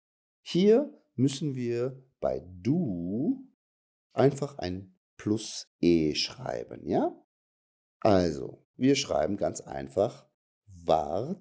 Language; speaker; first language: German; native; German